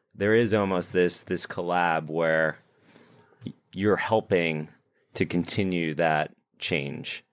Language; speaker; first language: English; native; English